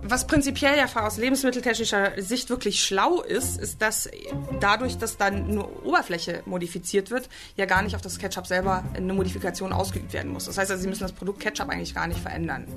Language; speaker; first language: German; native; German